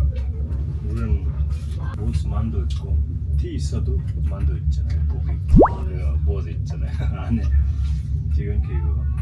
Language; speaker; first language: Korean; non-native, fluent; Mongolian